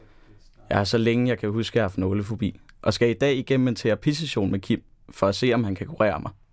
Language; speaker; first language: Danish; native; Danish